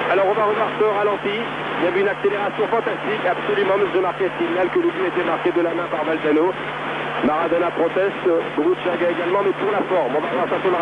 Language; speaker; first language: French; native; French